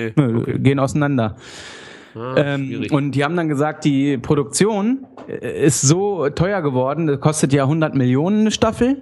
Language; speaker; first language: German; native; German